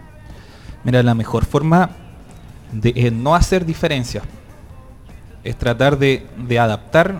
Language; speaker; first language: Spanish; native; Spanish